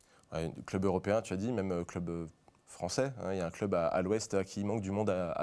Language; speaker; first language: French; native; French